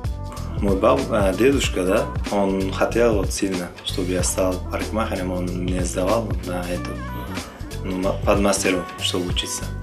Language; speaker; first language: Russian; non-native, learner; Uzbek